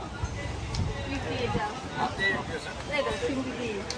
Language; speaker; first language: Turkish; non-native, learner; Persian